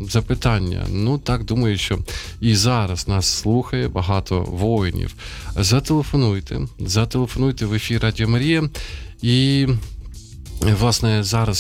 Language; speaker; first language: Ukrainian; native; Ukrainian